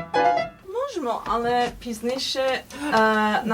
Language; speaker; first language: Ukrainian; early bilingual, heritage; English